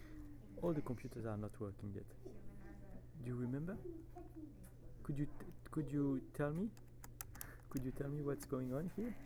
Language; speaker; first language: English; non-native, fluent; French